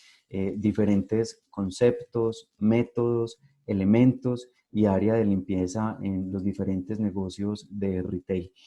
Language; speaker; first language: Spanish; native; Spanish